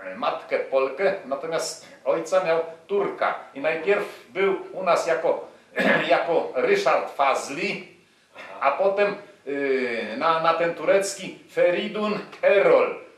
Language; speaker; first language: Polish; native; Polish